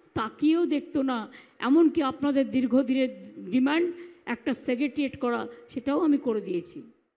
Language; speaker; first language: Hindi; non-native, local second language; Bangla